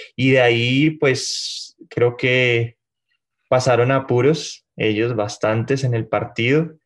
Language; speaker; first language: Spanish; native; Spanish